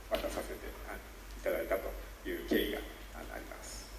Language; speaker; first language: Japanese; native; Japanese